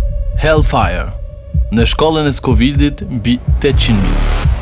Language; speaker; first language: Albanian; native; Albanian